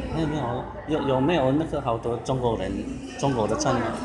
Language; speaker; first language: Chinese; non-native, learner; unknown